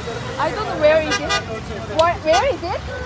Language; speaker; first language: English; non-native, learner; Korean